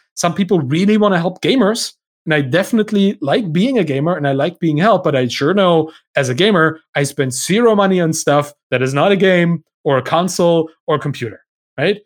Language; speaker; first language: English; non-native, fluent; German